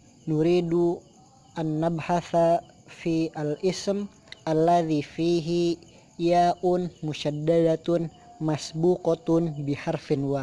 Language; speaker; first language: Arabic; non-native, learner; Indonesian